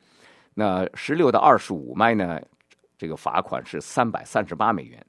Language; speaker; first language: Chinese; native; Chinese